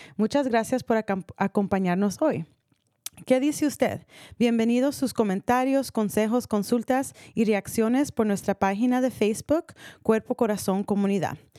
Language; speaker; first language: Spanish; early bilingual, heritage; Spanish